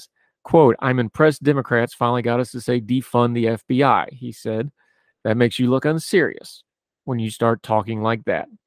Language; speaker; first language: English; native; English